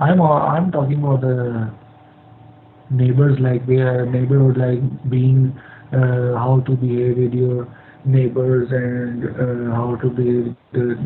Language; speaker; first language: English; non-native, learner; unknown